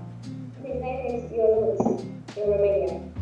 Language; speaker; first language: English; non-native, learner; Bosnian